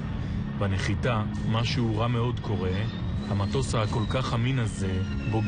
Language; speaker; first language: Hebrew; native; Hebrew